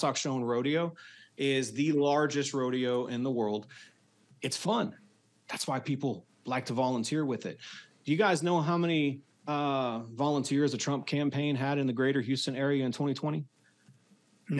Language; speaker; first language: English; native; English